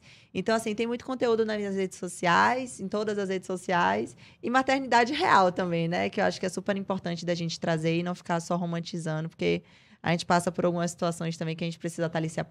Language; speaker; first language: Portuguese; native; Portuguese